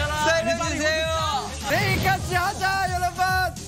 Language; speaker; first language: Korean; non-native, fluent; Thai